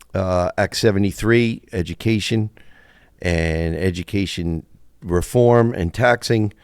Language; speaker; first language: English; native; English